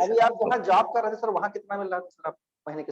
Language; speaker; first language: Hindi; native; Hindi